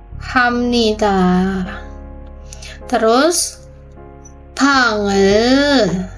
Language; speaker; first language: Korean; non-native, fluent; Indonesian